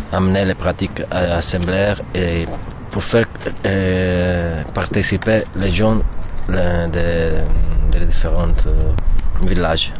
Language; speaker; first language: French; non-native, learner; Italian